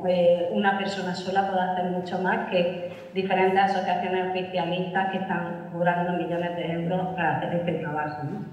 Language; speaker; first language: Spanish; native; Spanish